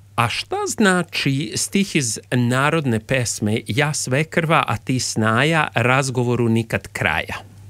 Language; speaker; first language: Serbian; native; Serbian